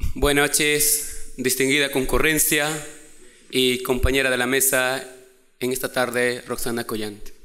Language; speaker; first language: Spanish; non-native, local second language; Quechua